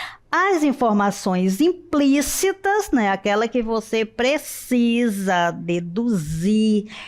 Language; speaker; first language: Portuguese; native; Portuguese